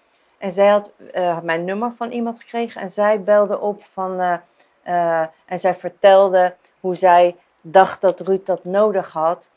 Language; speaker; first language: Dutch; non-native, fluent; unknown